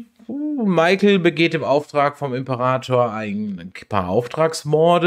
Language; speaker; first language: German; native; German